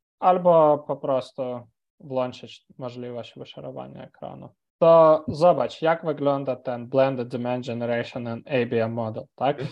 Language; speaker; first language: Polish; non-native, fluent; Ukrainian